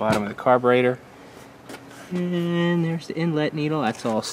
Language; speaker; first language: English; native; English